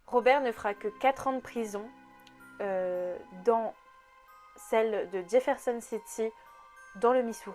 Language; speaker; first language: French; native; French